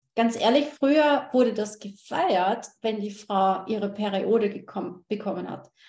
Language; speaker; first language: German; native; German